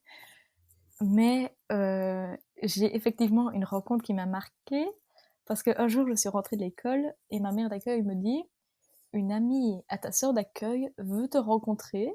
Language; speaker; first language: French; native; French